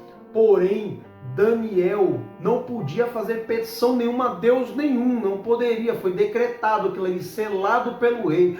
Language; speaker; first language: Portuguese; native; Portuguese